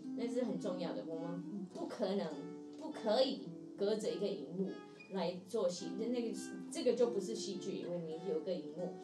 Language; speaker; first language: Chinese; non-native, fluent; English